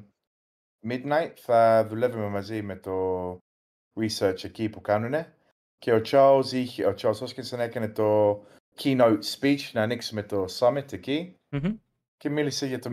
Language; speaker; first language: Greek; early bilingual, heritage; English